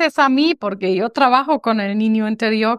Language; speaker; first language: Spanish; non-native, learner; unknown